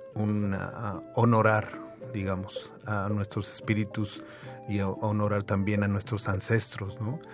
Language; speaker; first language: Spanish; native; Spanish